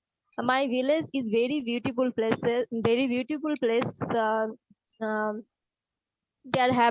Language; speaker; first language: English; non-native, learner; Bangla